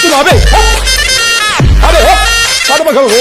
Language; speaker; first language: Turkish; native; Turkish